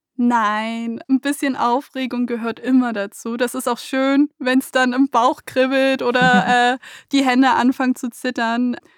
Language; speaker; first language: German; early bilingual, other home language; Persian